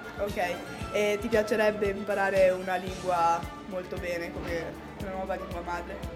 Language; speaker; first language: Italian; native; Italian